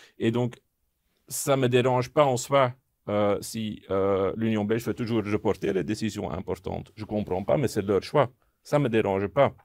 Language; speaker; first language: French; non-native, local second language; Dutch